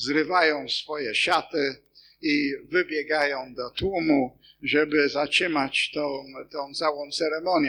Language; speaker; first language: Polish; non-native, fluent; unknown